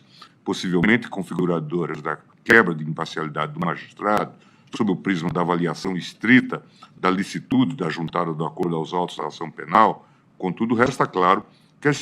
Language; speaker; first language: Portuguese; native; Portuguese